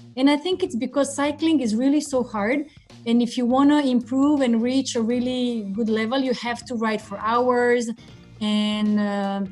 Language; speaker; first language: English; non-native, fluent; Croatian